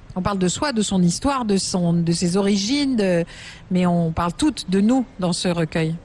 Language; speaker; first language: French; native; French